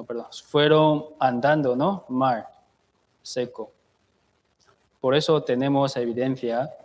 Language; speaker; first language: Spanish; non-native, fluent; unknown